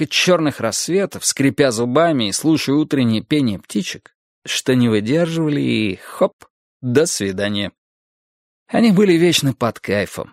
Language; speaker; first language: Russian; native; Russian